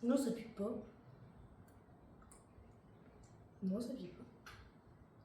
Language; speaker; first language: French; native; French